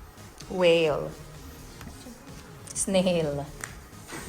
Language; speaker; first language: English; non-native, fluent; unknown